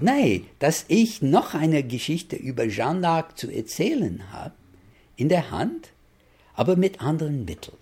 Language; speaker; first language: German; non-native, fluent; English